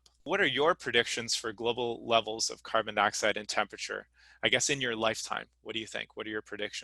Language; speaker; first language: English; native; English